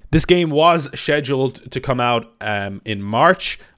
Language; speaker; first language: English; native; English